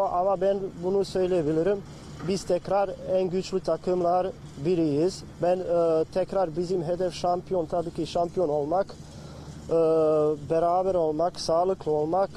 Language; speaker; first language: Turkish; non-native, learner; Bosnian